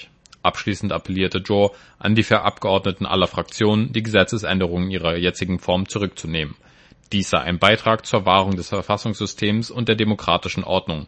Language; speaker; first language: German; native; German